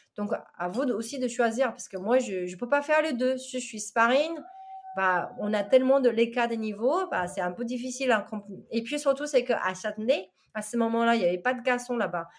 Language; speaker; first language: French; non-native, fluent; Chinese